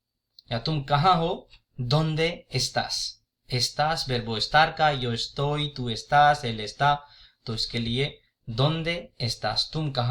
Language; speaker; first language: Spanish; non-native, fluent; Urdu